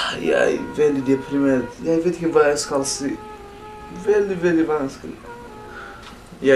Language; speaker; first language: Norwegian; non-native, learner; Kurdish